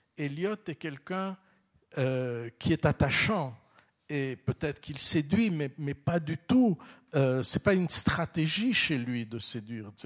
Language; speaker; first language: French; early bilingual, other home language; Turkish